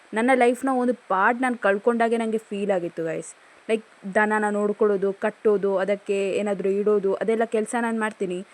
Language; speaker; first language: Kannada; non-native, local second language; Tulu